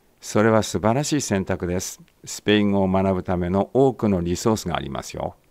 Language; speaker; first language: Japanese; native; Japanese